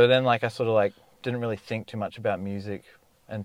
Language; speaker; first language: English; native; English